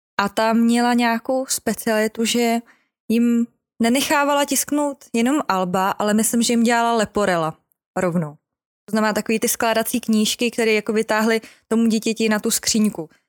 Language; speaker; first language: Czech; native; Czech